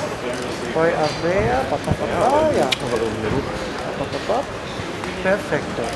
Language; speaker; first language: Spanish; non-native, learner; German